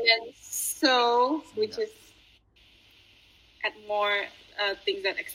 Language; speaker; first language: English; non-native, fluent; Indonesian